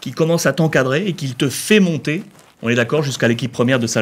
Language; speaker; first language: French; native; French